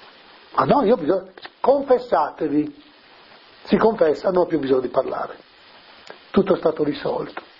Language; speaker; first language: Italian; native; Italian